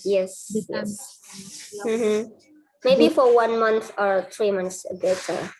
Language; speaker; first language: English; non-native, fluent; Indonesian